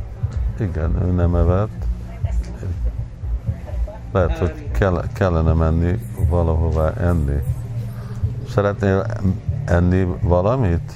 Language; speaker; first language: Hungarian; early bilingual, heritage; Hungarian